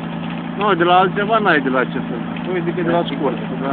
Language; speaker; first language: Romanian; native; Romanian